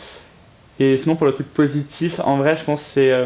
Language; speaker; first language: French; native; French